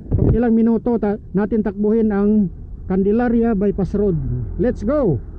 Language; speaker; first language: Filipino; non-native, local second language; Cebuano